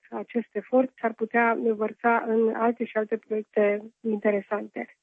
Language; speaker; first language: Romanian; native; Romanian